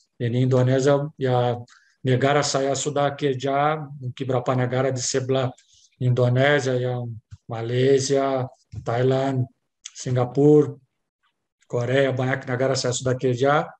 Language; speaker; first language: Indonesian; non-native, learner; Portuguese